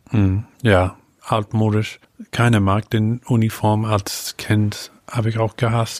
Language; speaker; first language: German; non-native, fluent; English